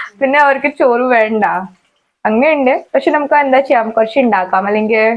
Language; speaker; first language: Malayalam; non-native, local second language; Hindi